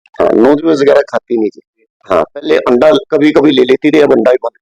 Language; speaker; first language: Hindi; native; Hindi